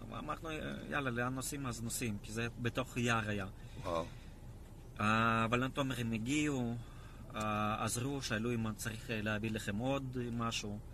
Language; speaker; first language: Hebrew; non-native, fluent; Russian